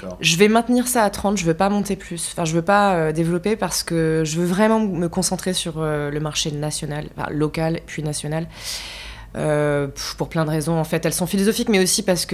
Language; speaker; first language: French; native; French